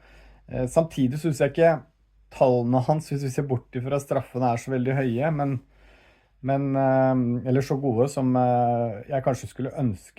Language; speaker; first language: Norwegian; native; Norwegian